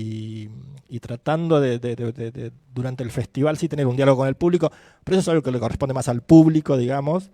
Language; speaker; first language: Spanish; native; Spanish